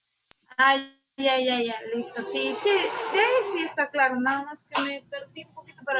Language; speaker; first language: Spanish; native; Spanish